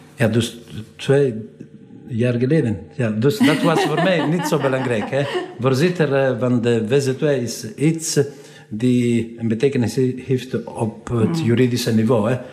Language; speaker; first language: Dutch; non-native, fluent; Italian